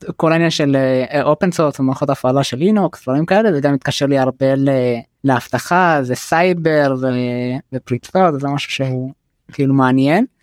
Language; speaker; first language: Hebrew; early bilingual, other home language; Amharic